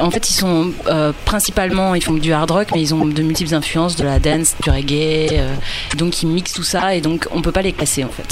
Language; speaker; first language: French; native; French